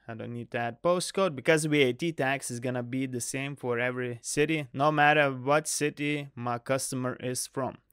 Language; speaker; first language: English; non-native, fluent; Lithuanian